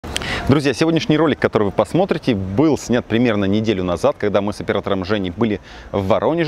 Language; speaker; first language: Russian; native; Russian